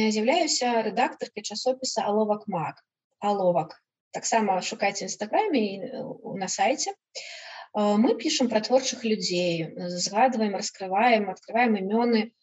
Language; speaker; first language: Belarusian; non-native, local second language; Russian